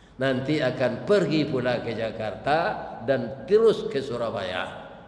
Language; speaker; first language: Malay; non-native, local second language; Minangkabau